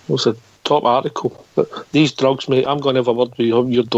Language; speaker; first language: English; native; English